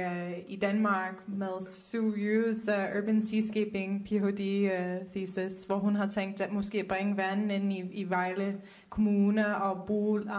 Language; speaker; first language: Danish; non-native, fluent; Dutch